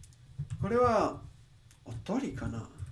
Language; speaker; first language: Japanese; non-native, learner; English